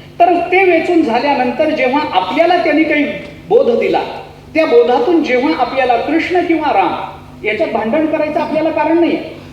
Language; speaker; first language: Marathi; native; Marathi